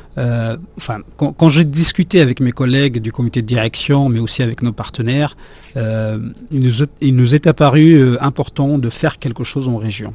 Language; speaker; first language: French; non-native, local second language; Arabic